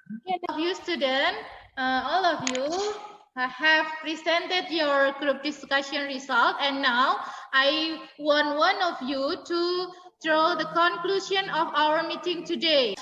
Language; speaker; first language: English; non-native, fluent; Indonesian